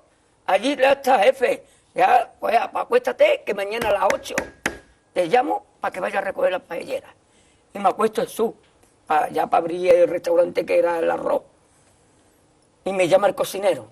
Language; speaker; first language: Spanish; native; Spanish